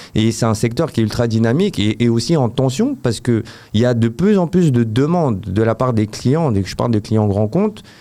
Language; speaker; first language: French; native; French